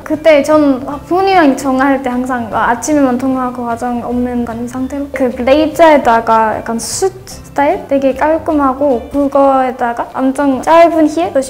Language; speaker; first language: Korean; non-native, fluent; English